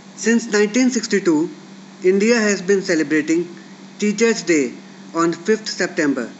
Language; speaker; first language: English; non-native, local second language; Hindi